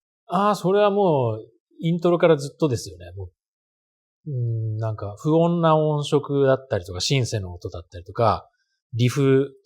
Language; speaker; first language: Japanese; native; Japanese